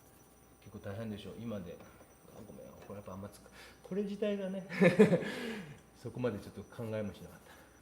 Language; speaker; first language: Japanese; native; Japanese